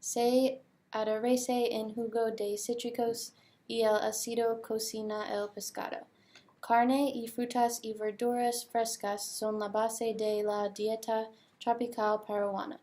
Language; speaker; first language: Spanish; non-native, learner; English